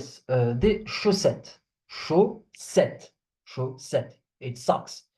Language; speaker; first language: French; non-native, fluent; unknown